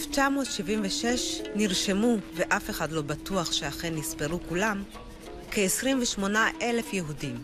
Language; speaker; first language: Hebrew; native; Hebrew